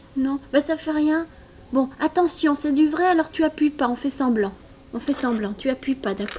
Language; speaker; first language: French; native; French